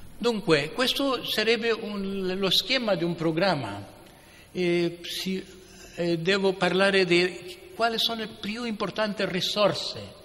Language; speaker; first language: Italian; non-native, fluent; Spanish